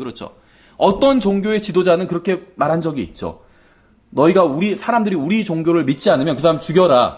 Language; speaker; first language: Korean; native; Korean